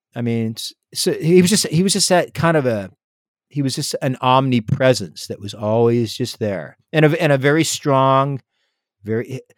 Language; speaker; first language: English; native; English